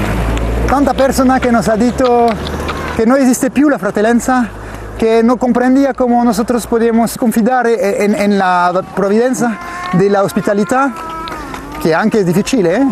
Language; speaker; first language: Italian; non-native, learner; Spanish